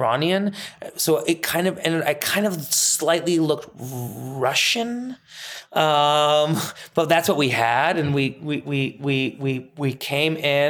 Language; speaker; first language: English; early bilingual, other home language; Persian